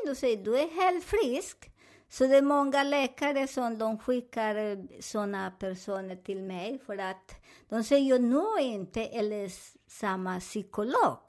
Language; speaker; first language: Swedish; non-native, fluent; Spanish